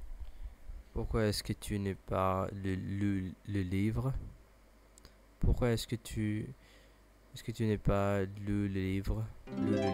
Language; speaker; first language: French; non-native, learner; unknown